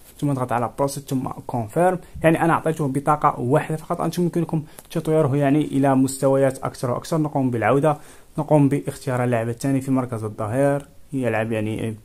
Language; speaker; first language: Arabic; native; Arabic